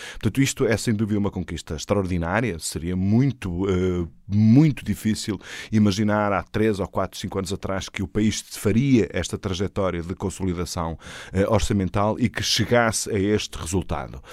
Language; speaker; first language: Portuguese; native; Portuguese